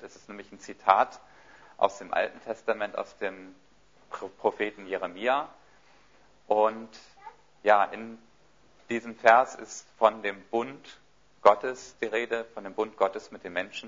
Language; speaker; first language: German; native; German